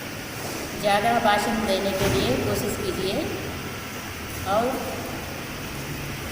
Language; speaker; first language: Hindi; non-native, local second language; Telugu